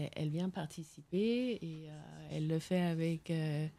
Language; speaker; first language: French; non-native, fluent; Danish